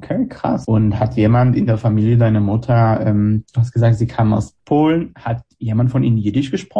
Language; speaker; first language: German; non-native, fluent; Hebrew